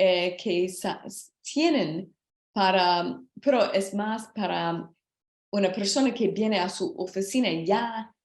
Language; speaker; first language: Spanish; non-native, learner; English